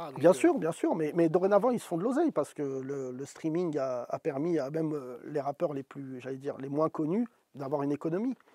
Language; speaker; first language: French; native; French